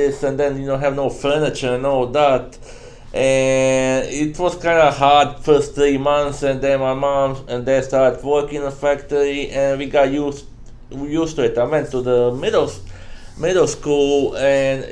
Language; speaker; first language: English; non-native, fluent; Croatian